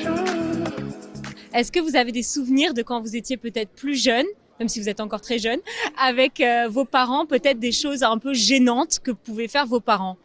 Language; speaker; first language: French; native; French